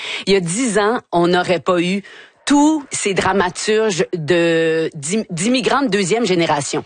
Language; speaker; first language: French; native; French